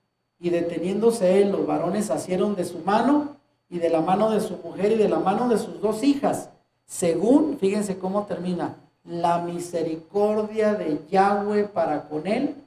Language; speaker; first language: Spanish; native; Spanish